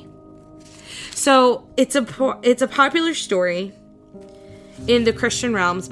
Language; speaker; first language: English; native; English